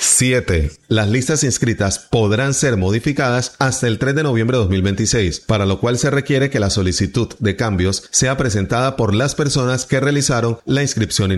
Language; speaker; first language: Spanish; native; Spanish